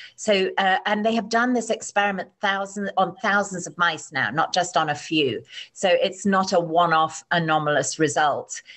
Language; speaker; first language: English; native; English